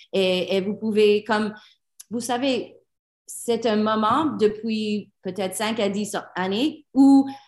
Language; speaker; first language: French; non-native, learner; English